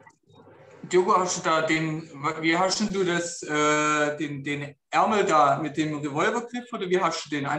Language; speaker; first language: German; native; German